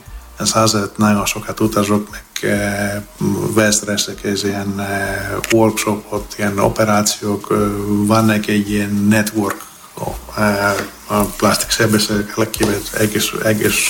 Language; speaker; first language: Hungarian; non-native, learner; Greek